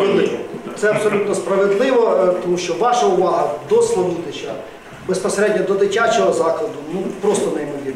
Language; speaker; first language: Ukrainian; native; Ukrainian